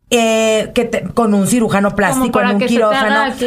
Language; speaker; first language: Spanish; native; Spanish